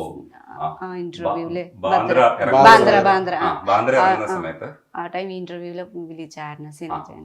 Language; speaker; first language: Malayalam; non-native, learner; Nepali